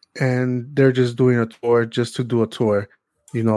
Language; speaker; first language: English; early bilingual, other home language; Spanish